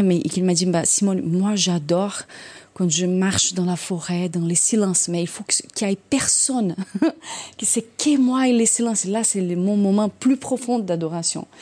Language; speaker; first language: French; non-native, fluent; Portuguese